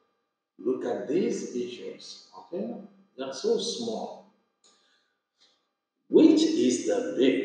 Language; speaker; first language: English; non-native, fluent; Vietnamese